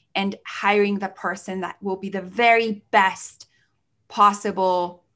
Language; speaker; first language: English; early bilingual, other home language; Spanish